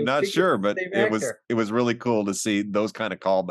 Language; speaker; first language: English; native; English